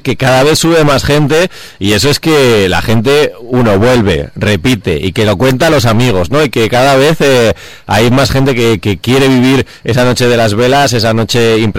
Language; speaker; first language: Spanish; native; Spanish